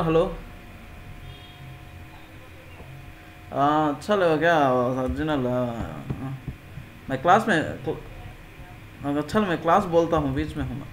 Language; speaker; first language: Hindi; non-native, local second language; Telugu